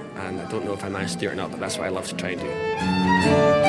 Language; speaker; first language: English; native; English